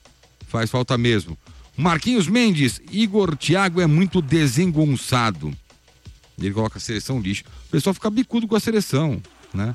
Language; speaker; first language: Portuguese; native; Portuguese